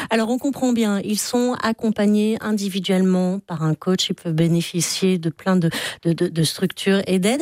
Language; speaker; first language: French; native; French